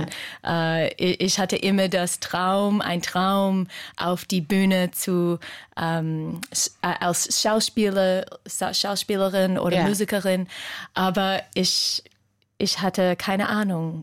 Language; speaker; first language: German; non-native, fluent; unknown